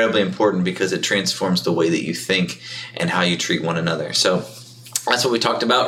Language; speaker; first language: English; native; English